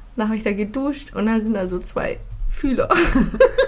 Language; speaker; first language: German; early bilingual, other home language; Filipino